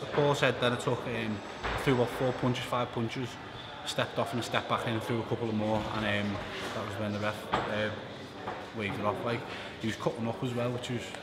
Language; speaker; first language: English; native; English